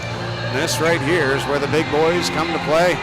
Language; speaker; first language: English; native; English